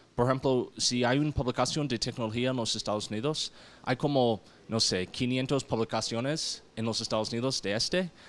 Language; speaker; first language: Spanish; non-native, learner; English